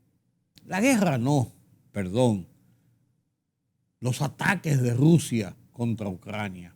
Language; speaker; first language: Spanish; native; Spanish